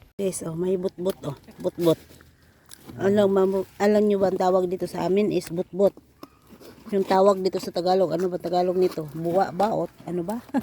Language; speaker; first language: Filipino; non-native, local second language; Cebuano